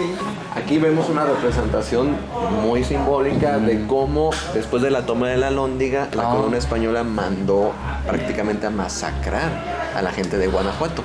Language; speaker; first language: Spanish; native; Spanish